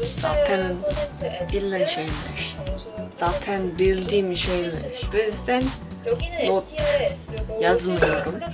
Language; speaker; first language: Turkish; non-native, learner; Korean